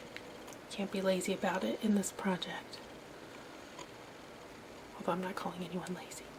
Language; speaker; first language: English; native; English